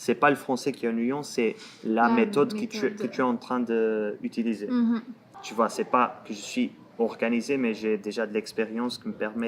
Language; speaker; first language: French; non-native, fluent; Portuguese